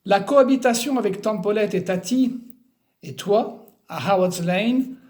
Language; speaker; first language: French; early bilingual, heritage; French